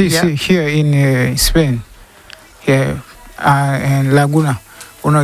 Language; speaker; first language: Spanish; non-native, learner; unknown